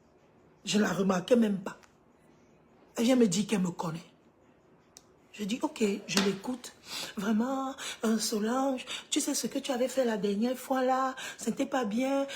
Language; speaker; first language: French; native; French